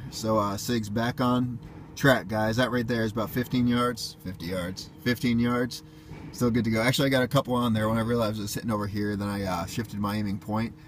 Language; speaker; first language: English; native; English